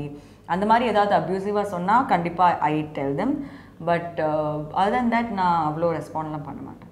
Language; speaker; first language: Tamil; non-native, fluent; Malayalam